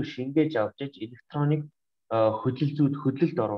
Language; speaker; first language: English; non-native, learner; Mongolian